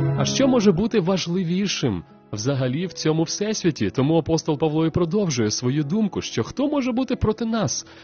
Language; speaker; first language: Ukrainian; native; Ukrainian